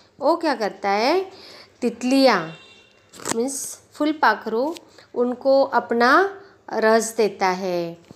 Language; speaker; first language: Hindi; non-native, local second language; Marathi